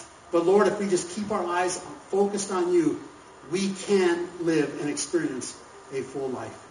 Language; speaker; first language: English; native; English